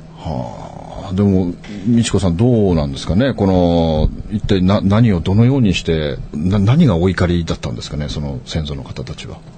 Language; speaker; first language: Japanese; native; Japanese